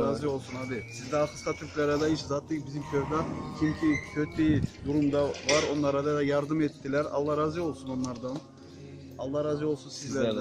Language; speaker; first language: Turkish; early bilingual, heritage; Turkish